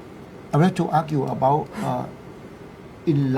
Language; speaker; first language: English; non-native, learner; Thai